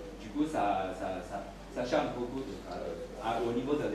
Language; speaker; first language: French; non-native, fluent; Chinese